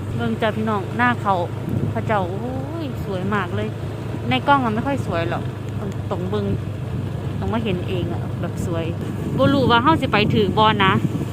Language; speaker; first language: Thai; non-native, local second language; Northeastern Thai